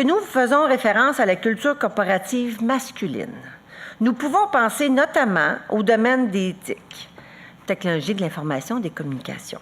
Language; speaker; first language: French; native; French